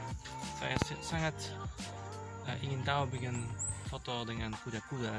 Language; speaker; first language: Indonesian; non-native, learner; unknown